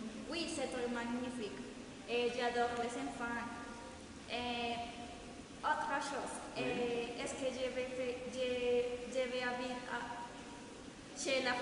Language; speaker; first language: French; non-native, learner; Spanish